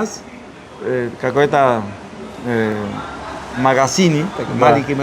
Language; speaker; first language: Russian; non-native, learner; Spanish